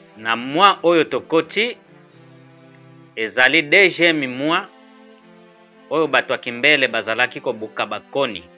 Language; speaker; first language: Lingala; non-native, local second language; Kongo